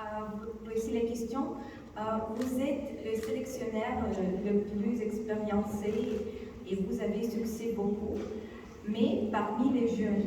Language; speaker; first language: French; non-native, fluent; Ukrainian